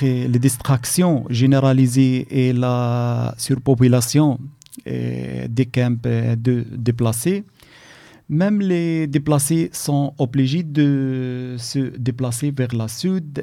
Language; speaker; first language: French; non-native, learner; Arabic